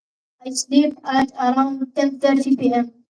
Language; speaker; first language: English; non-native, learner; Arabic